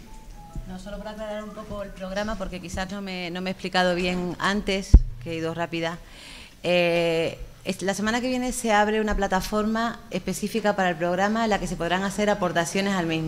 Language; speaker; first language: Spanish; native; Spanish